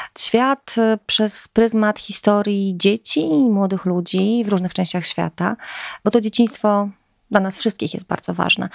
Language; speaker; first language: Polish; native; Polish